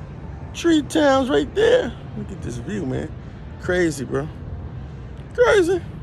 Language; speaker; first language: English; native; English